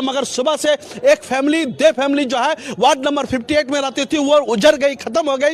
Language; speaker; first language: Hindi; native; Hindi